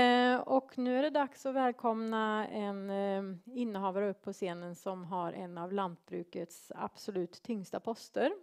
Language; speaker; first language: Swedish; native; Swedish